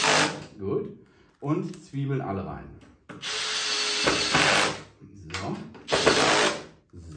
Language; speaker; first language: German; native; German